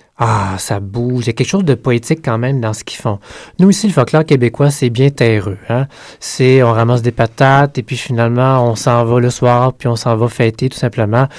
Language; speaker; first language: French; native; French